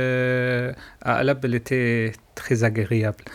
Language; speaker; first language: French; non-native, learner; Arabic